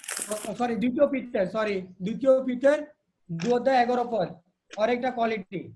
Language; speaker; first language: Bangla; non-native, local second language; Hindi